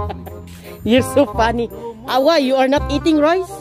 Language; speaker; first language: English; non-native, local second language; Filipino